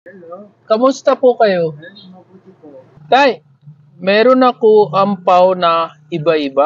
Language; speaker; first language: Filipino; non-native, learner; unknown